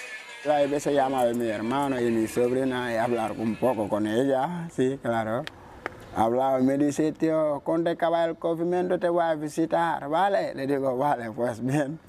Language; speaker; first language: Spanish; non-native, learner; Wolof